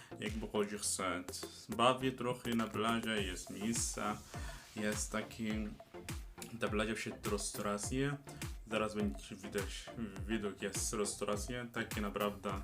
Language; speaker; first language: Polish; non-native, learner; Arabic